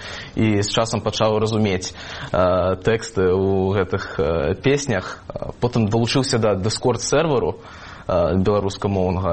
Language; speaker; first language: Ukrainian; non-native, fluent; Russian